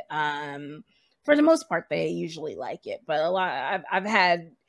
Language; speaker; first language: English; native; English